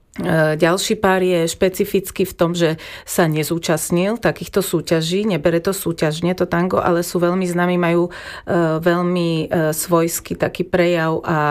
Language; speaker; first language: Slovak; native; Slovak